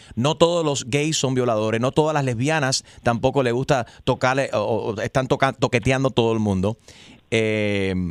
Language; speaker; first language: Spanish; early bilingual, heritage; Spanish